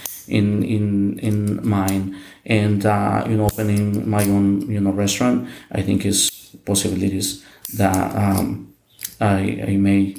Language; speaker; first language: English; non-native, fluent; Spanish